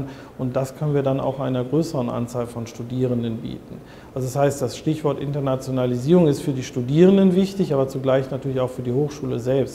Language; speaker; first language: German; native; German